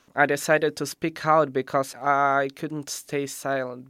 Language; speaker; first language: English; non-native, fluent; Russian